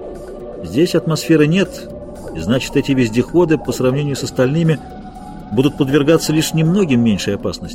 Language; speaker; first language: Russian; native; Russian